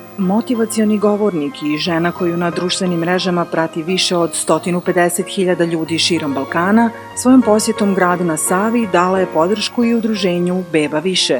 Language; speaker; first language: Bosnian; native; Bosnian